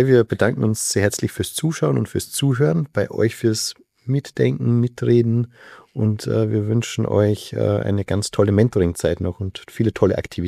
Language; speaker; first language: German; native; German